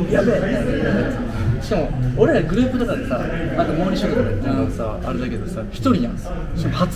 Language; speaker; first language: Japanese; native; Japanese